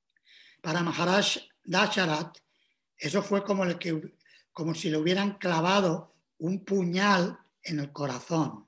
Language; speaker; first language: Spanish; native; Spanish